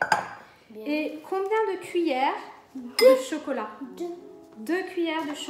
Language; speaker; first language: French; native; French